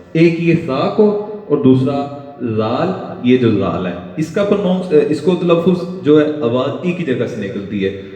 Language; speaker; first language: Urdu; non-native, local second language; Punjabi